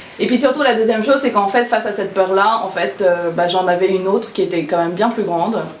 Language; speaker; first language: French; early bilingual, other home language; Korean